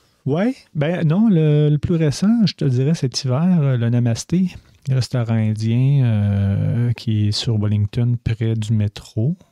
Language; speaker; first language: French; native; French